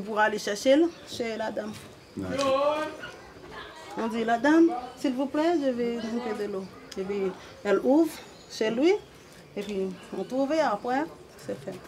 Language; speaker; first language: French; non-native, learner; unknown